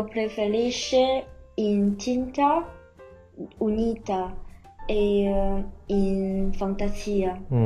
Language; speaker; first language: Italian; non-native, learner; Chinese